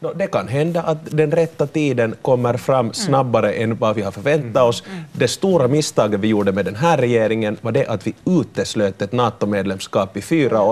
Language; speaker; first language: Swedish; native; Swedish